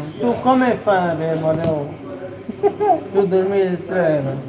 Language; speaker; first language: Italian; non-native, learner; Bangla